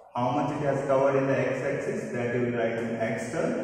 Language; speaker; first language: English; non-native, local second language; Kannada